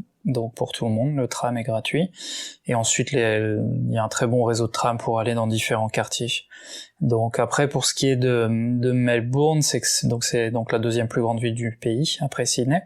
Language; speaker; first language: French; native; French